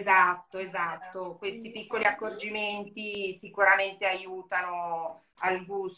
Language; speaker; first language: Italian; native; Italian